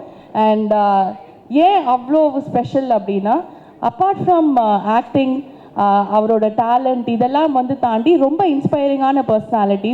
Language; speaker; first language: Tamil; native; Tamil